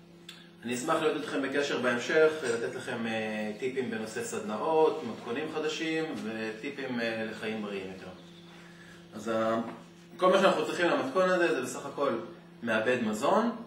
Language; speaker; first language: Hebrew; native; Hebrew